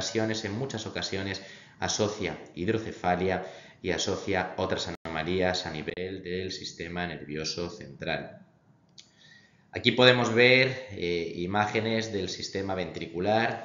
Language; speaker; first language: Spanish; native; Spanish